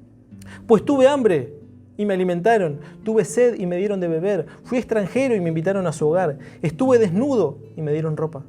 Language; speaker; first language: Spanish; native; Spanish